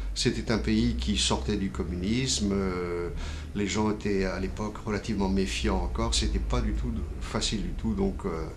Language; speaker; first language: French; native; French